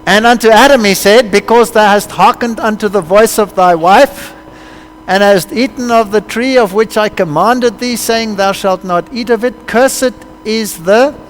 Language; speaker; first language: English; non-native, local second language; Afrikaans